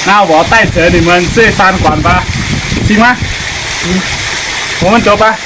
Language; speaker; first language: Chinese; non-native, learner; Lao